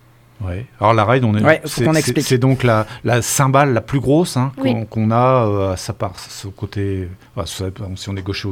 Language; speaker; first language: French; native; French